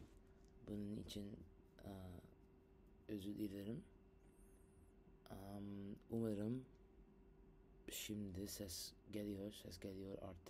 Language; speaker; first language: Turkish; non-native, learner; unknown